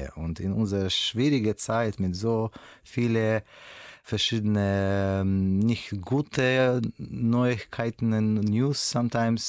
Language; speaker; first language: German; non-native, learner; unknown